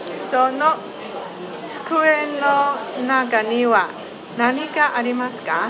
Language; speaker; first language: Japanese; non-native, learner; Chinese